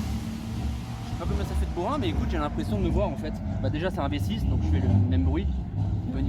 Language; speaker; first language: French; native; French